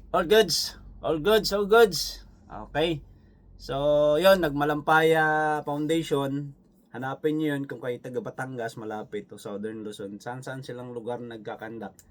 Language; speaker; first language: Filipino; non-native, local second language; Cebuano